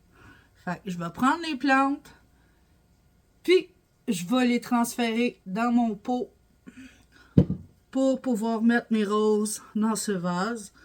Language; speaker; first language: French; native; French